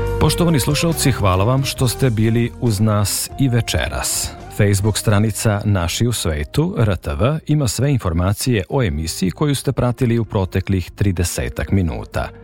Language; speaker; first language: Serbian; native; Serbian